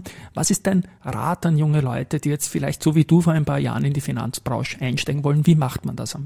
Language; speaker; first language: German; native; German